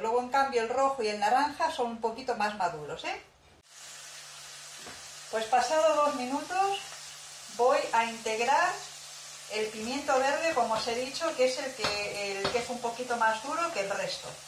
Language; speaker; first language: Spanish; native; Spanish